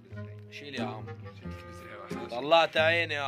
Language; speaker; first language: Arabic; native; Arabic